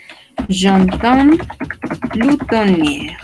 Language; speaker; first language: French; non-native, learner; Spanish